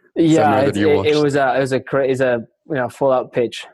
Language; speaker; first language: English; non-native, fluent; Spanish